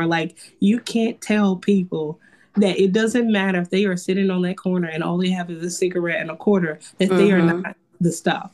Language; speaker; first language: English; native; English